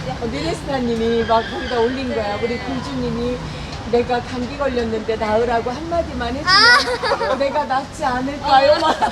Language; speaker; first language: Korean; native; Korean